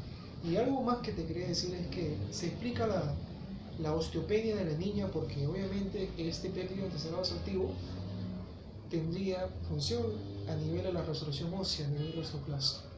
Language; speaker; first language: Spanish; native; Spanish